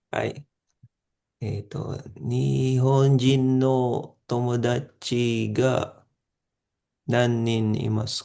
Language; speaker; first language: Japanese; non-native, learner; Filipino